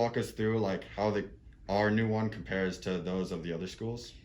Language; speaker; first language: English; native; English